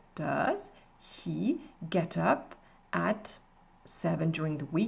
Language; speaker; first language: English; non-native, fluent; French